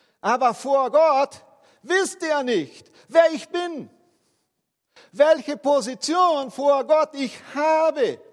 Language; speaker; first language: German; non-native, fluent; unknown